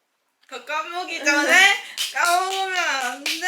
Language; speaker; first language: Korean; non-native, fluent; Chinese